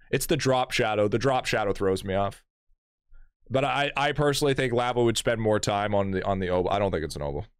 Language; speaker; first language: English; native; English